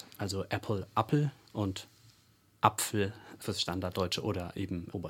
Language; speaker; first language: German; native; German